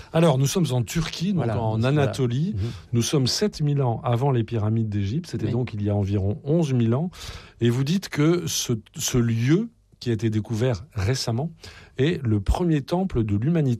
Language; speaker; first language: French; native; French